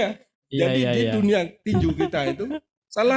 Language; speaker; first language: Indonesian; native; Indonesian